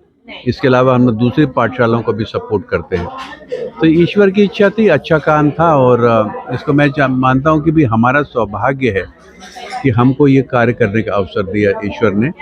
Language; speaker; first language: Hindi; native; Hindi